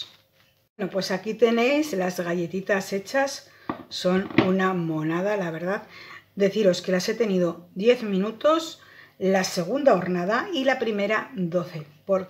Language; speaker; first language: Spanish; native; Spanish